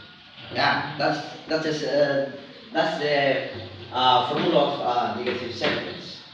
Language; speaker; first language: English; non-native, learner; Indonesian